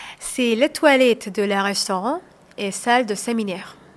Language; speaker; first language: French; non-native, learner; Somali